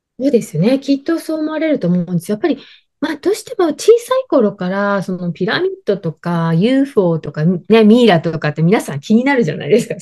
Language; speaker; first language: Japanese; native; Japanese